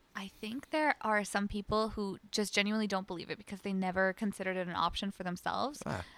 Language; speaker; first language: English; early bilingual, other home language; Arabic